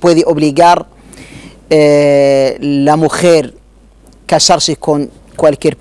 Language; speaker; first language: Spanish; non-native, learner; Arabic